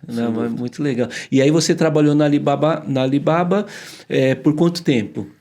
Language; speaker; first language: Portuguese; native; Portuguese